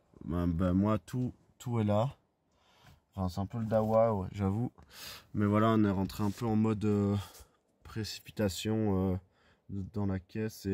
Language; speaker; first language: French; native; French